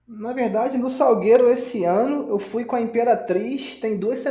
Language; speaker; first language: Portuguese; native; Portuguese